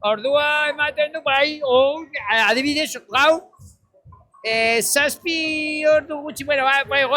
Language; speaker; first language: Basque; non-native, learner; Spanish